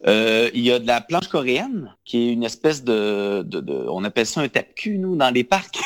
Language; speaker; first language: French; native; French